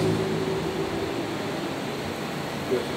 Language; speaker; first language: English; native; English